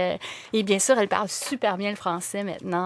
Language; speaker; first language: French; native; French